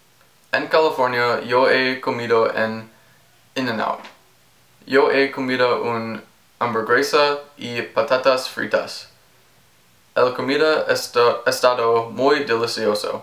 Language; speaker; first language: Spanish; non-native, learner; English